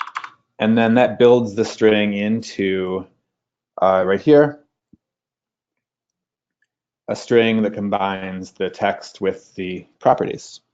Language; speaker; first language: English; native; English